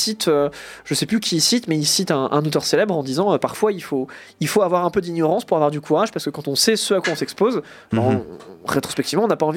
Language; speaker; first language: French; native; French